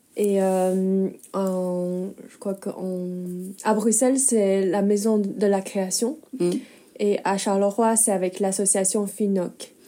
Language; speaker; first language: French; non-native, fluent; Chinese